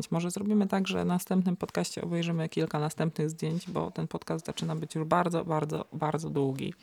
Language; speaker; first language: Polish; native; Polish